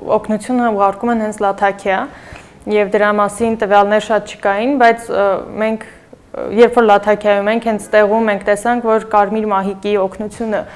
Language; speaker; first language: Armenian; native; Armenian